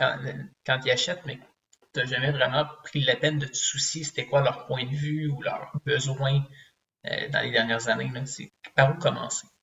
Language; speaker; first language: French; native; French